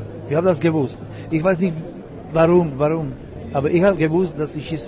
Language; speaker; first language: German; non-native, learner; Czech